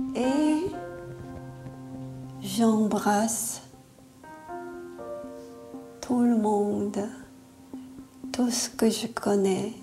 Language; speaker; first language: French; non-native, fluent; Korean